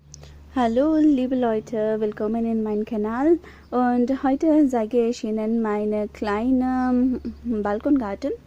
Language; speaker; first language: German; non-native, learner; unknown